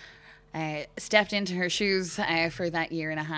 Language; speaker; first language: English; native; English